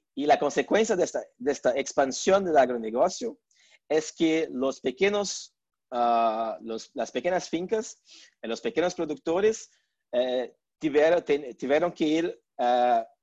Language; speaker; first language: Spanish; non-native, learner; Portuguese